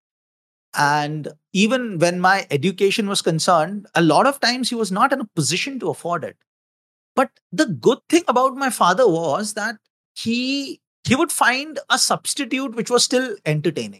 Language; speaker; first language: English; non-native, local second language; Hindi